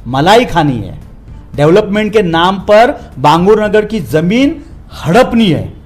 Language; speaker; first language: Hindi; non-native, local second language; Marathi